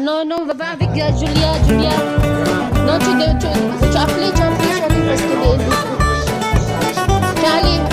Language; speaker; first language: French; non-native, learner; Filipino